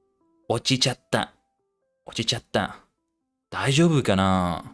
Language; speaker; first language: Japanese; non-native, learner; English